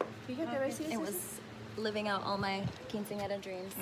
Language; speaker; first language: English; early bilingual, other home language; Spanish